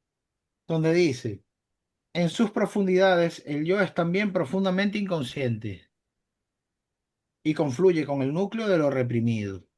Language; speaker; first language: Spanish; native; Spanish